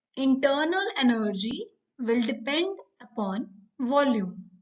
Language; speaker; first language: English; non-native, local second language; Punjabi